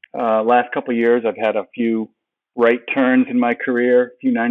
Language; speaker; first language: English; native; English